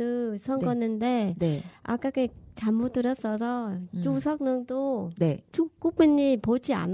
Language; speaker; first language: Korean; non-native, learner; Vietnamese